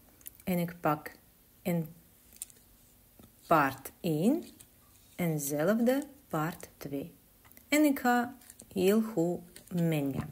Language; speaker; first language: Dutch; non-native, learner; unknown